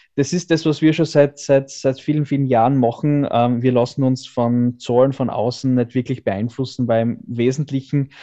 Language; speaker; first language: German; native; German